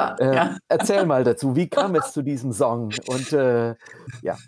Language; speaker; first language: German; native; German